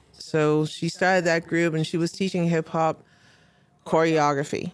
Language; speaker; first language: English; non-native, local second language; Cantonese